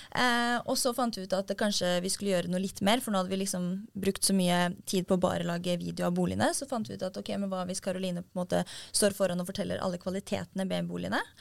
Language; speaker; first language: Norwegian; native; Norwegian